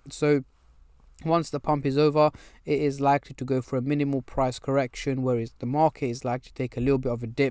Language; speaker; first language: English; native; English